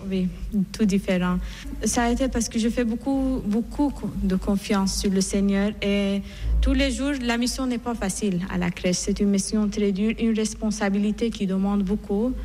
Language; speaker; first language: French; non-native, fluent; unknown